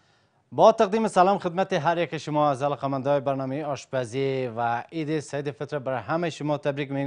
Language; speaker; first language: Persian; native; Persian